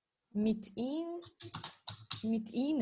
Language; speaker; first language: German; non-native, learner; Serbian